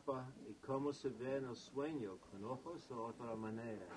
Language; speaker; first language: Spanish; non-native, fluent; English